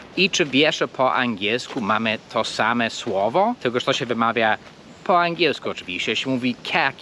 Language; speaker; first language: Polish; non-native, fluent; English